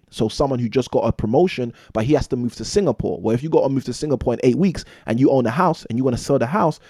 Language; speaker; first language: English; native; English